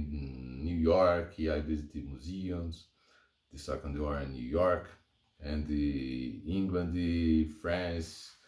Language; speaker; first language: English; non-native, learner; Portuguese